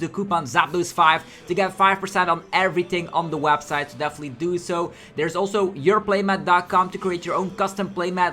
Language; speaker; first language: English; non-native, fluent; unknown